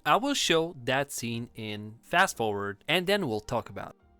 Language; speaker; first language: English; non-native, fluent; French